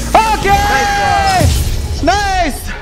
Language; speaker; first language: English; non-native, learner; Korean